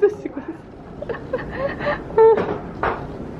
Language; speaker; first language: Korean; native; Korean